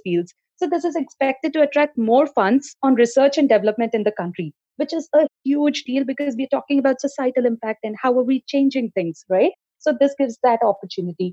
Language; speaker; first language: English; non-native, local second language; Telugu